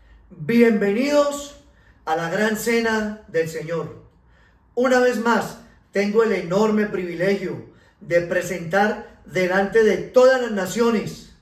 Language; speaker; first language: Spanish; native; Spanish